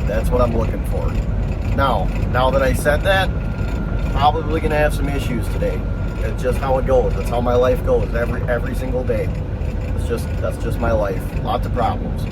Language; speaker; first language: English; native; English